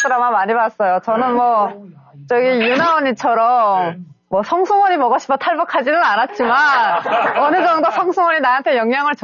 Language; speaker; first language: Korean; native; Korean